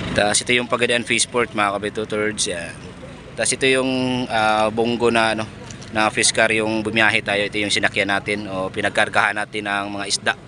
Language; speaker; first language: Filipino; non-native, local second language; Cebuano